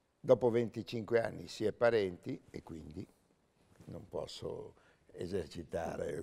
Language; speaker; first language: Italian; native; Italian